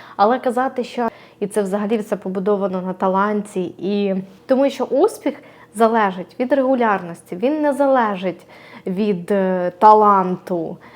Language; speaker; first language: Ukrainian; native; Ukrainian